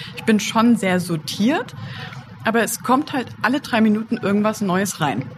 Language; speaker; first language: German; native; German